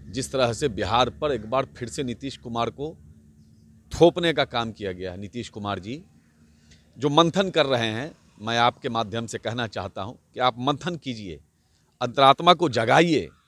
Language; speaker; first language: Hindi; native; Hindi